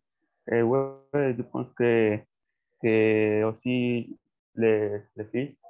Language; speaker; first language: French; non-native, learner; Spanish